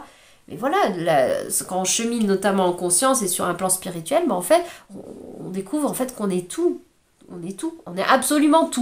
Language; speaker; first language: French; native; French